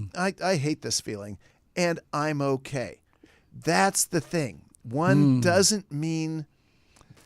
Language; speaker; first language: English; native; English